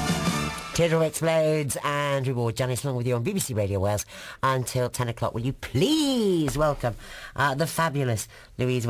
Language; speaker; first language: English; native; English